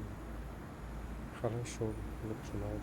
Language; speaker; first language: Russian; non-native, local second language; Ukrainian